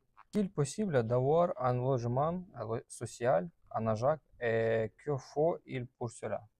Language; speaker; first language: French; non-native, learner; Russian